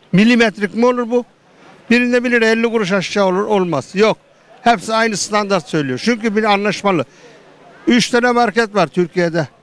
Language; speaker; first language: Turkish; native; Turkish